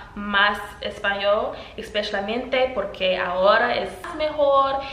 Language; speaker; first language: Spanish; non-native, learner; English